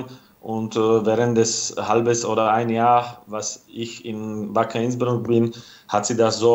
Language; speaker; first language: German; non-native, fluent; Slovak